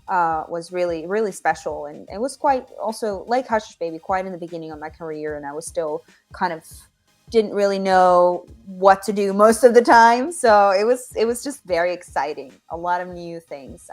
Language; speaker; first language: English; non-native, fluent; Finnish